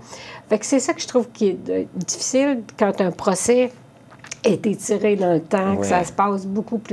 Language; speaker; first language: French; native; French